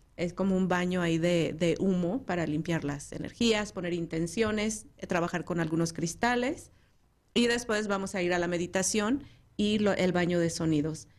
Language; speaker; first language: Spanish; native; Spanish